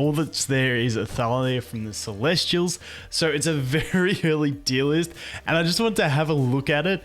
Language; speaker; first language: English; native; English